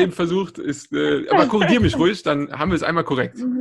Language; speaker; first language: German; native; German